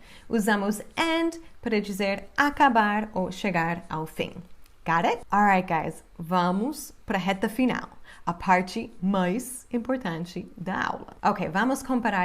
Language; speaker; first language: Portuguese; non-native, fluent; English